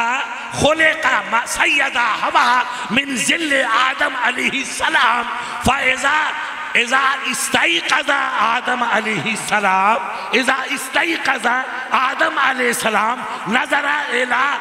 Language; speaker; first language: Arabic; non-native, learner; Urdu